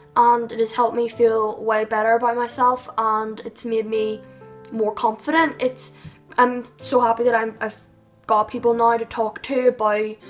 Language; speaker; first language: English; native; English